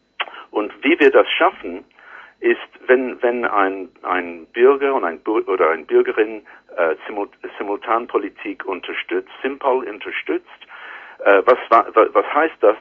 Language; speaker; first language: German; non-native, learner; English